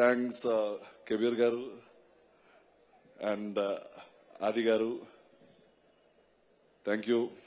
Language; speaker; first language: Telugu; non-native, learner; Malayalam